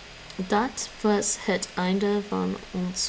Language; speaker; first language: Dutch; non-native, learner; English